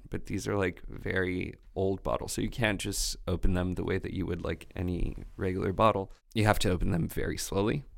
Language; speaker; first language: English; non-native, fluent; French